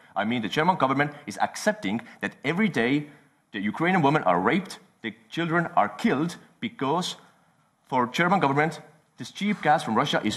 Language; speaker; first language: English; non-native, fluent; Estonian